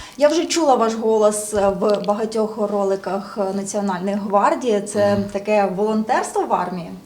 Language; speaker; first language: Ukrainian; native; Ukrainian